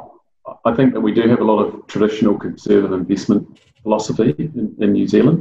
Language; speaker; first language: English; native; English